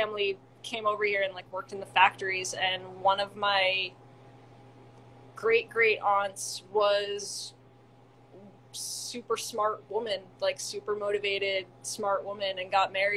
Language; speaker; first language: English; native; English